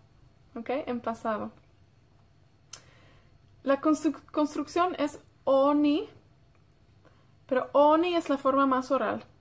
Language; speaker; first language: Spanish; non-native, fluent; Welsh